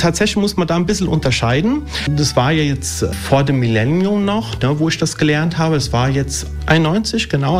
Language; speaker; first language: German; early bilingual, other home language; Italian